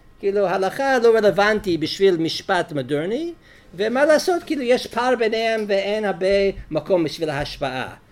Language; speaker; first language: Hebrew; non-native, fluent; English